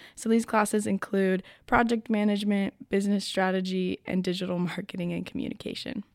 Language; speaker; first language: English; native; English